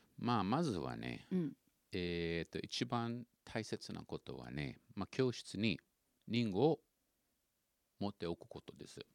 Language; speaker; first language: Japanese; non-native, fluent; English